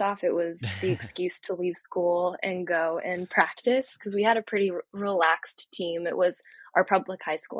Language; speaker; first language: English; native; English